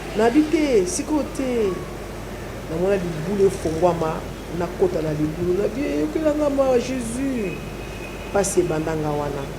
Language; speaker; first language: Lingala; native; Lingala